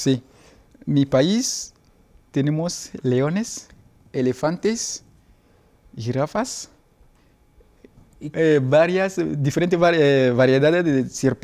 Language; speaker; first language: Spanish; non-native, learner; Ewe